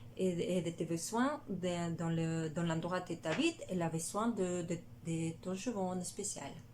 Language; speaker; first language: French; non-native, learner; Spanish